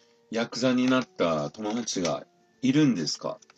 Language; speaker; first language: Japanese; non-native, learner; English